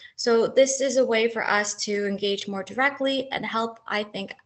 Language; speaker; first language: English; native; English